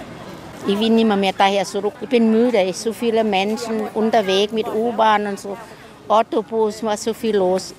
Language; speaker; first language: German; non-native, learner; Thai